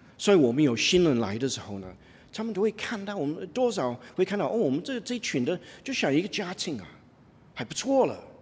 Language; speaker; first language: Chinese; non-native, fluent; English